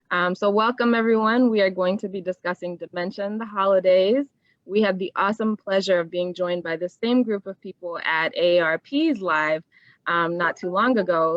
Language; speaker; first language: English; native; English